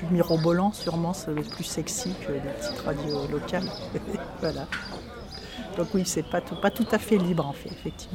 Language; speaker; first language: French; native; French